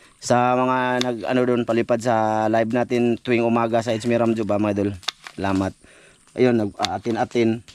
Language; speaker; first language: Filipino; non-native, local second language; Cebuano